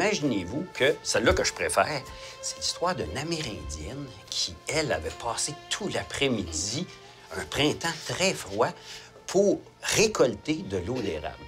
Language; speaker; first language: French; native; French